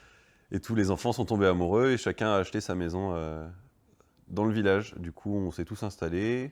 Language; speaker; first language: French; native; French